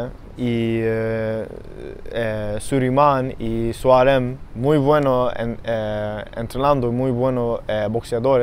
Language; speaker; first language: Spanish; non-native, learner; Swedish